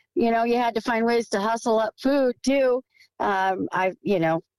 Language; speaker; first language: English; native; English